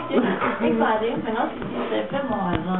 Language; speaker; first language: Danish; native; Danish